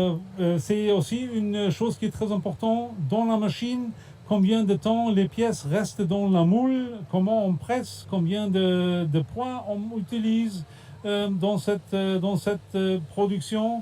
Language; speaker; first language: French; non-native, fluent; German